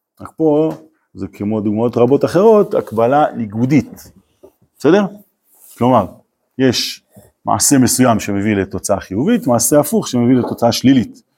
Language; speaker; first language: Hebrew; native; Hebrew